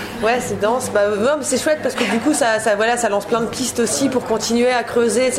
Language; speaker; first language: French; native; French